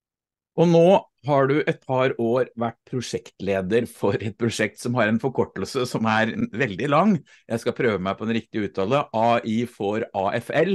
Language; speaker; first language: Norwegian; native; Norwegian